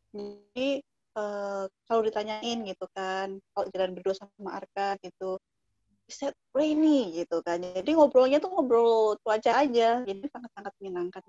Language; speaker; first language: Indonesian; native; Indonesian